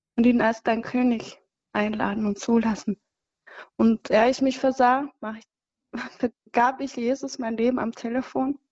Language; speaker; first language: German; non-native, fluent; Kinyarwanda